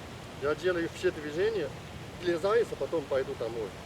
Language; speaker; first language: Russian; non-native, learner; Chinese